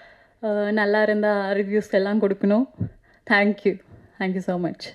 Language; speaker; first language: Tamil; non-native, fluent; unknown